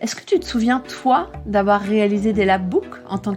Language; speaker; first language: French; native; French